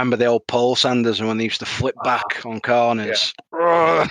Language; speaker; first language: English; native; English